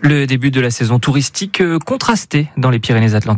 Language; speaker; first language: French; native; French